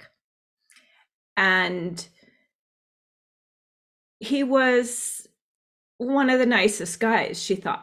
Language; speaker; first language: English; native; English